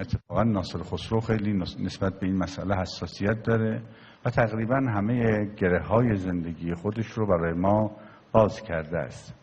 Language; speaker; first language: Persian; native; Persian